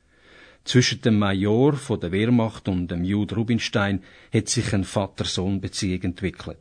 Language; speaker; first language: German; native; German